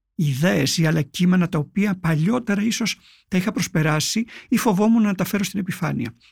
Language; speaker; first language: Greek; native; Greek